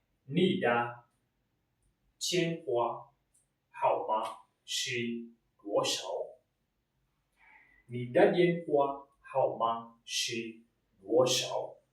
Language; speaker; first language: Chinese; non-native, fluent; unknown